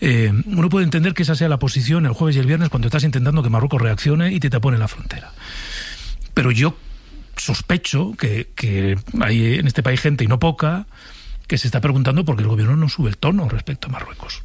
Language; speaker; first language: Spanish; native; Spanish